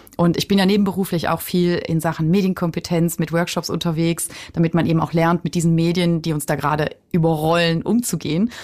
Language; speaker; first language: German; native; German